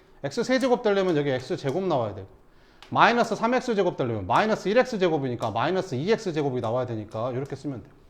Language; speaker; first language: Korean; native; Korean